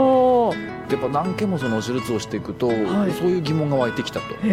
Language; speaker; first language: Japanese; native; Japanese